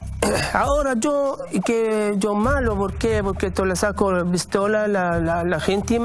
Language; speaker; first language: Spanish; non-native, learner; Arabic